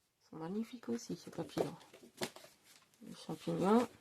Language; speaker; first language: French; native; French